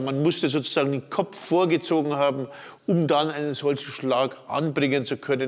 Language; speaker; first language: German; native; German